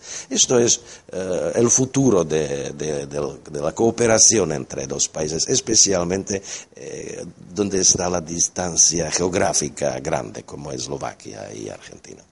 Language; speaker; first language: Spanish; non-native, fluent; Slovak